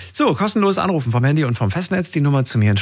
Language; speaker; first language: German; native; German